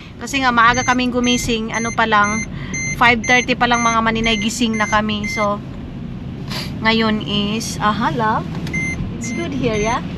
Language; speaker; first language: Filipino; non-native, local second language; Cebuano